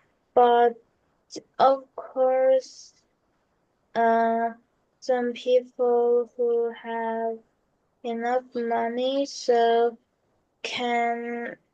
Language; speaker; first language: English; non-native, learner; Korean